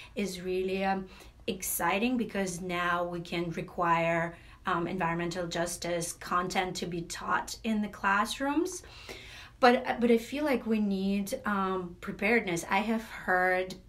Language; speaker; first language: English; non-native, fluent; Latvian